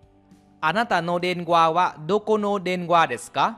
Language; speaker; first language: Japanese; non-native, fluent; Vietnamese